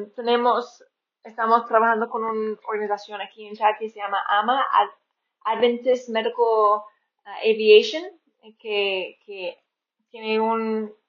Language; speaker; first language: Spanish; non-native, fluent; English